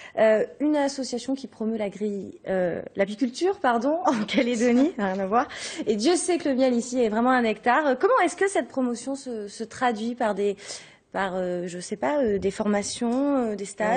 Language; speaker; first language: French; native; French